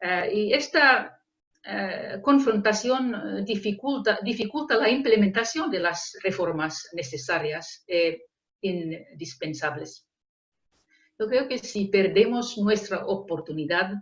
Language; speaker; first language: Spanish; non-native, fluent; Finnish